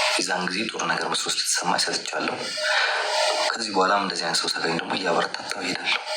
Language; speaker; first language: Amharic; non-native, local second language; Tigrinya